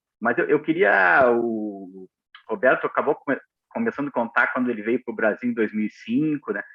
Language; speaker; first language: Portuguese; native; Portuguese